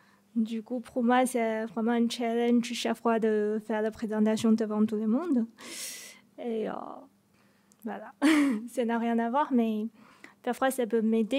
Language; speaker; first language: French; non-native, fluent; Chinese